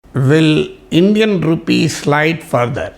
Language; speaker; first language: English; non-native, local second language; Telugu